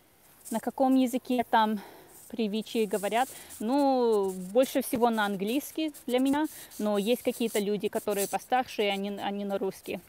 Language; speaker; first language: Russian; early bilingual, heritage; Russian